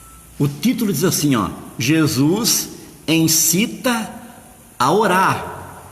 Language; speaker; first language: Portuguese; native; Portuguese